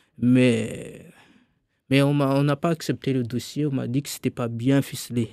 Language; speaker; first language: French; non-native, local second language; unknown